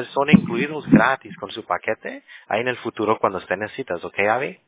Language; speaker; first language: Spanish; early bilingual, heritage; Spanish